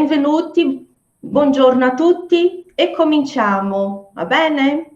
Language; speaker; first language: Italian; non-native, fluent; Portuguese